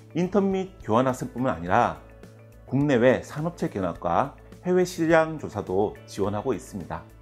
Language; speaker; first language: Korean; native; Korean